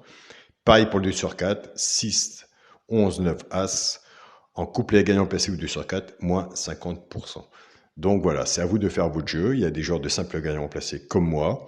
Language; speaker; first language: French; native; French